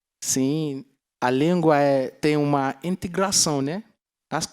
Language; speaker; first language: Portuguese; non-native, learner; Yoruba